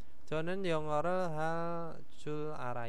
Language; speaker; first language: Korean; non-native, fluent; Indonesian